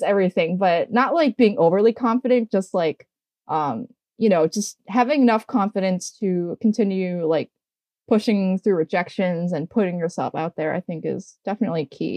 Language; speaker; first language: English; native; English